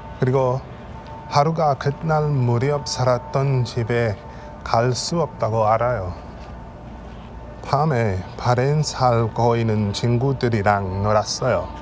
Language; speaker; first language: Korean; non-native, learner; English